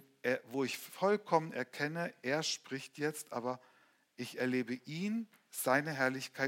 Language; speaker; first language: German; native; German